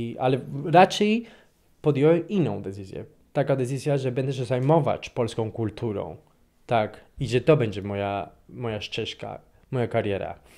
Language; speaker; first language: Polish; non-native, fluent; Spanish